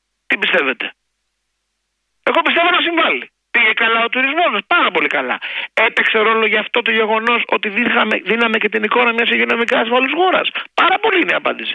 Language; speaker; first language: Greek; native; Greek